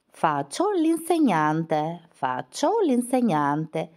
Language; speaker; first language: Italian; non-native, fluent; Albanian